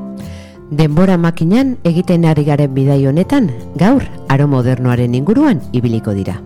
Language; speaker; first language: Basque; native; Basque